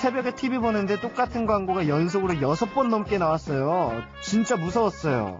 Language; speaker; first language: Korean; native; Korean